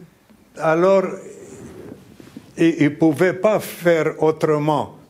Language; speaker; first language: French; non-native, fluent; Greek